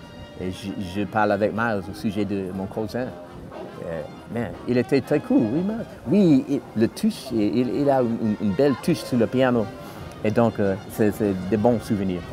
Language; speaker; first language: French; non-native, fluent; English